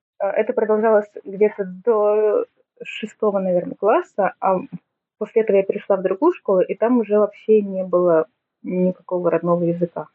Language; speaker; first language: Russian; native; Russian